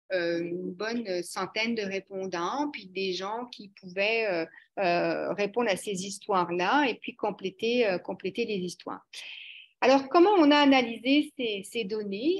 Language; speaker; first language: French; native; French